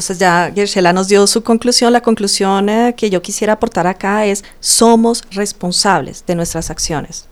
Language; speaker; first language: Spanish; native; Spanish